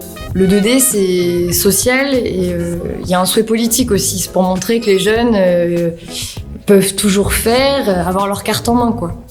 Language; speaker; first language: French; native; French